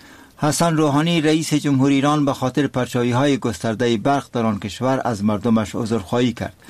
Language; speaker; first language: Persian; native; Persian